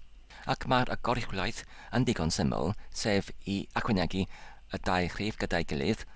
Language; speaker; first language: Welsh; non-native, local second language; English